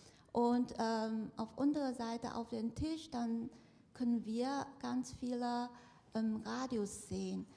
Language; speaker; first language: German; non-native, fluent; Chinese